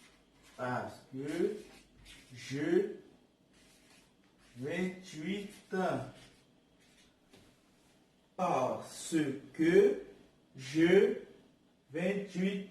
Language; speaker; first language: French; non-native, learner; Portuguese